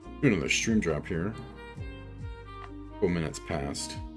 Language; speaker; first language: English; native; English